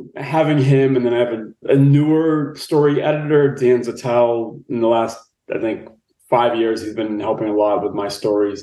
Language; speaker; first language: English; native; English